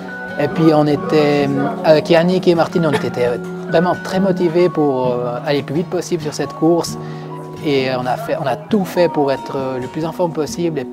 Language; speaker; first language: French; native; French